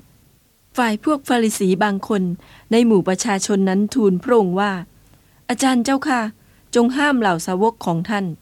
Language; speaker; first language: Thai; native; Thai